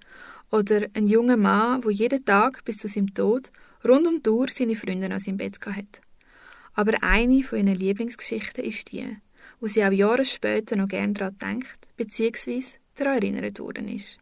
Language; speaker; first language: German; native; German